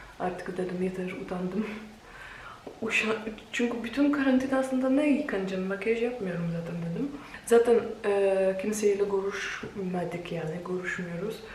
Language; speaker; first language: Turkish; non-native, fluent; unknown